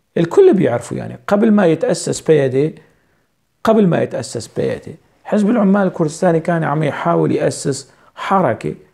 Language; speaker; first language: Arabic; non-native, local second language; Kurdish